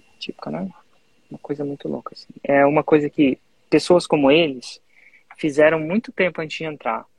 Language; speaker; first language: Portuguese; native; Portuguese